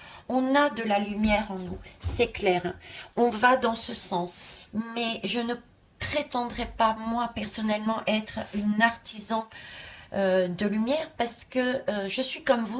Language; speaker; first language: French; native; French